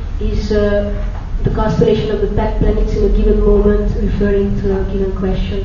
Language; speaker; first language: English; non-native, fluent; Hungarian